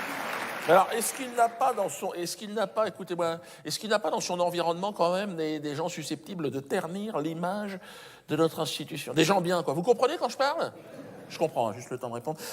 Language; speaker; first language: French; native; French